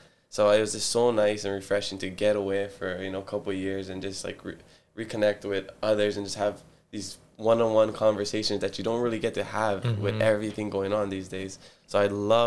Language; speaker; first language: English; early bilingual, other home language; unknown